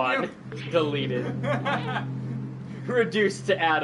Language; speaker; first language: English; native; English